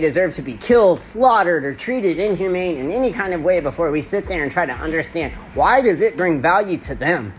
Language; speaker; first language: English; native; English